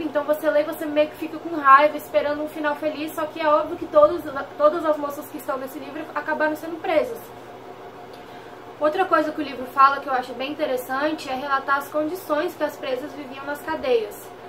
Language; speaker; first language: Portuguese; native; Portuguese